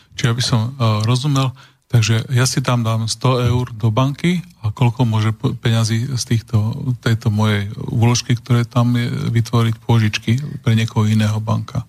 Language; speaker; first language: Slovak; native; Slovak